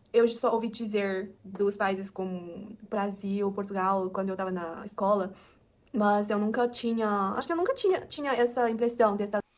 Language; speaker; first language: Portuguese; non-native, fluent; Chinese